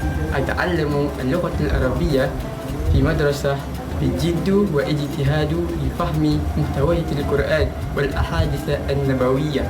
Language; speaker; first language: Arabic; non-native, learner; Malay